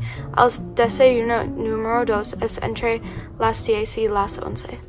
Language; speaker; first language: Spanish; non-native, learner; English